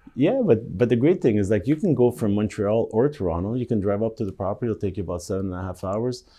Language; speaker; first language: English; native; English